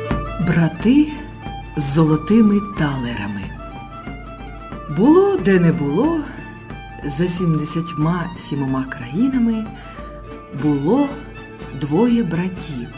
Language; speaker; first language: Ukrainian; native; Ukrainian